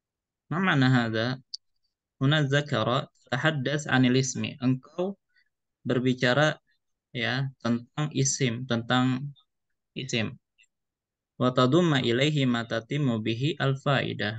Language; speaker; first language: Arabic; non-native, fluent; Indonesian